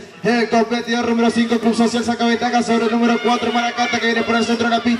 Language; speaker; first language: Spanish; native; Spanish